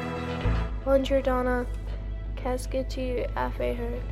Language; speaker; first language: French; non-native, learner; English